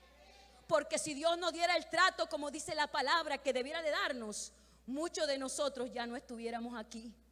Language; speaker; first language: Spanish; native; Spanish